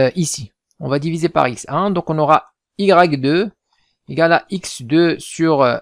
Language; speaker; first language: French; non-native, local second language; Arabic